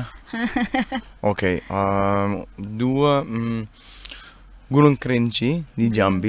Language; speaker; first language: Indonesian; non-native, learner; Danish